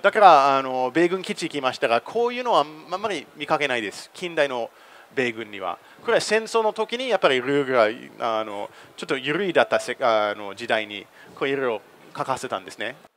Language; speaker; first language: Japanese; non-native, fluent; English